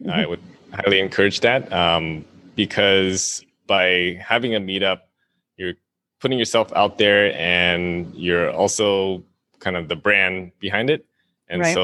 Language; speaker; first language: English; native; English